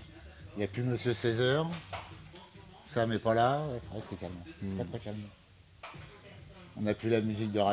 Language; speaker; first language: French; native; French